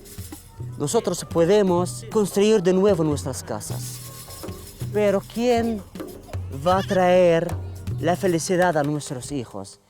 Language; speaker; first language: Spanish; non-native, fluent; Arabic